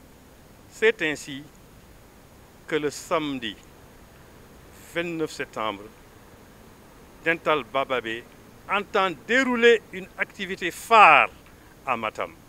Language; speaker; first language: French; non-native, local second language; Fula